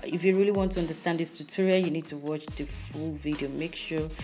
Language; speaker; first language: English; non-native, local second language; Yoruba